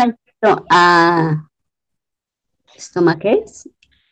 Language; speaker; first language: English; non-native, learner; Spanish